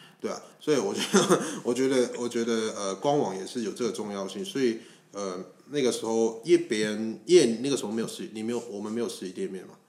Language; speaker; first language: Chinese; non-native, local second language; Cantonese